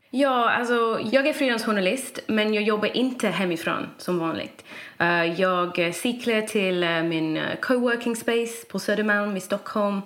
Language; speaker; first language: Swedish; non-native, fluent; English